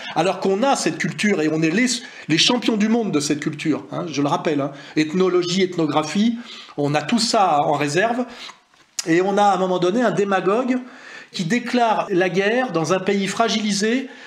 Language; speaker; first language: French; native; French